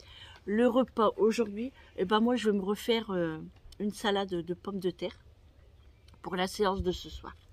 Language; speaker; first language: French; native; French